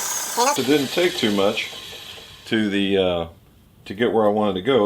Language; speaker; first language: English; native; English